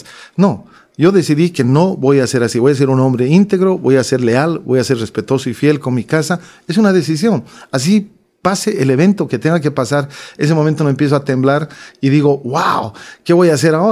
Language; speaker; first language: Spanish; native; Spanish